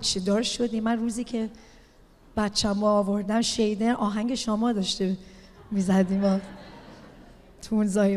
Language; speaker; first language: Persian; early bilingual, heritage; Persian